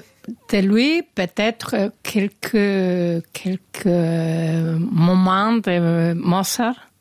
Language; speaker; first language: French; non-native, learner; Spanish